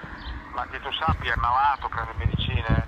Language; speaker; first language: Italian; native; Italian